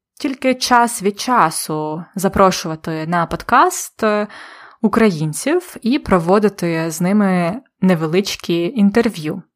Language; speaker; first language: Ukrainian; native; Ukrainian